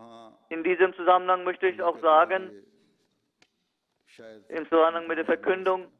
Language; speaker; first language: German; non-native, fluent; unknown